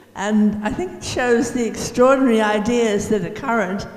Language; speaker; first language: English; native; English